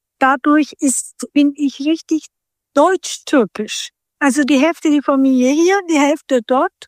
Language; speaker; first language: German; early bilingual, other home language; Turkish